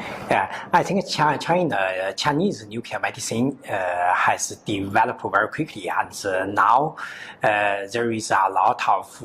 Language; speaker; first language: English; non-native, learner; Chinese